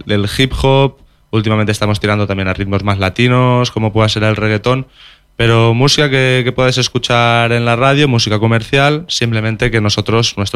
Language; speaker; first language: Spanish; non-native, local second language; Catalan